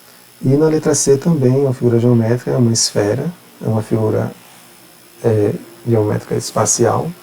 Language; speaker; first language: Portuguese; native; Portuguese